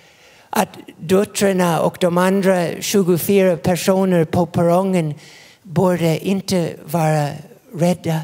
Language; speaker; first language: Swedish; non-native, fluent; English